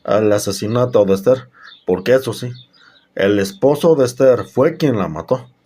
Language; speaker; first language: Spanish; native; Spanish